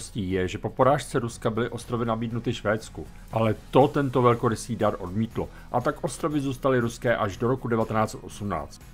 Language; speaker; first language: Czech; native; Czech